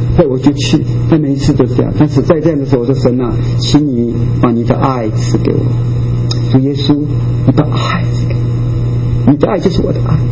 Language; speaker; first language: Chinese; non-native, local second language; Japanese